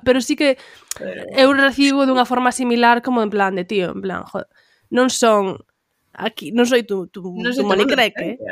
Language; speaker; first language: Galician; non-native, local second language; Spanish